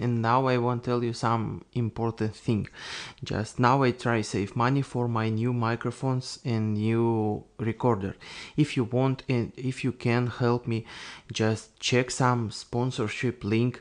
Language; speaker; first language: English; non-native, learner; Russian